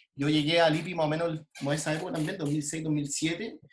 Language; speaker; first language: Spanish; native; Spanish